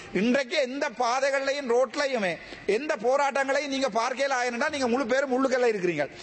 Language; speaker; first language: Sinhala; non-native, local second language; Tamil